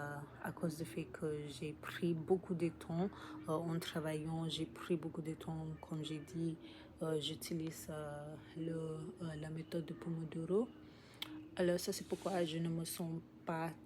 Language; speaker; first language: French; non-native, learner; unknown